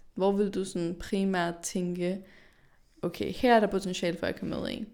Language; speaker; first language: Danish; early bilingual, other home language; Arabic